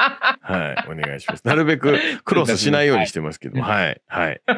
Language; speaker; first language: Japanese; native; Japanese